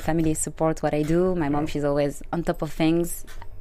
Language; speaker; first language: English; non-native, fluent; French